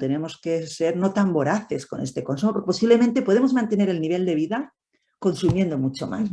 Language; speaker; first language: Spanish; native; Spanish